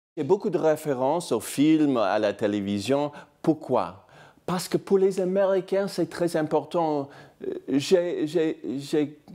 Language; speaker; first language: French; non-native, fluent; English